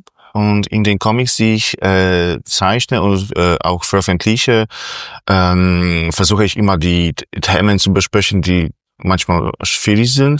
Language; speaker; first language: German; non-native, fluent; Polish